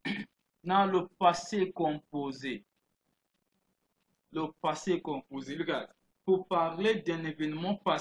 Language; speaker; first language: French; non-native, fluent; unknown